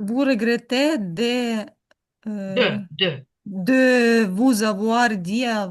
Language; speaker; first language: French; non-native, learner; Ukrainian